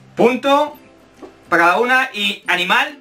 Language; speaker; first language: Spanish; native; Spanish